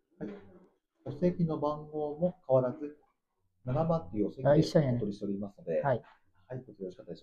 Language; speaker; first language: Japanese; native; Japanese